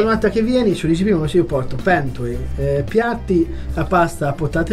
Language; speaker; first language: Italian; native; Italian